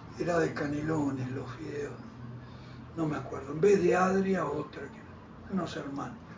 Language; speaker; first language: Spanish; native; Spanish